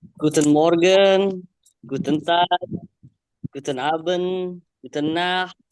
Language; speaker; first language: German; non-native, learner; Indonesian